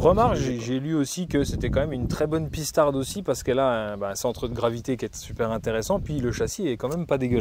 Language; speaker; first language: French; native; French